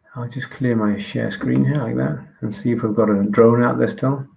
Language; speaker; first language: English; non-native, fluent; Danish